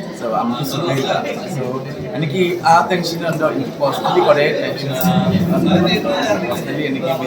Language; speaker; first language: Malayalam; non-native, learner; Assamese